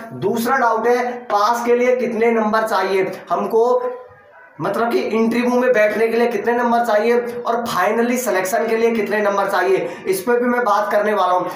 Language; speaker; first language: Hindi; native; Hindi